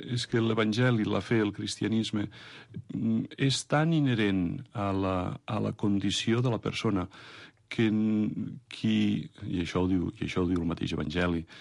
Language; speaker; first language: Catalan; native; Catalan